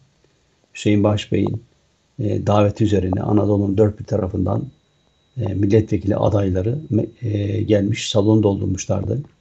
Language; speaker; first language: Turkish; native; Turkish